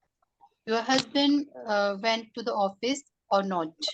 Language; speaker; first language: English; non-native, learner; Hindi